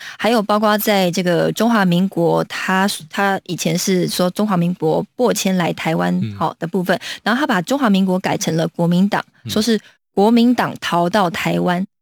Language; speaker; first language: Chinese; native; Chinese